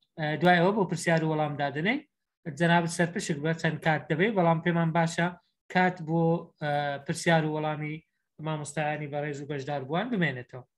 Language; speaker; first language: Central Kurdish; native; Central Kurdish